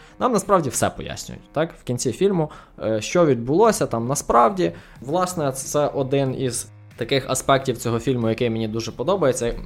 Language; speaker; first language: Ukrainian; native; Ukrainian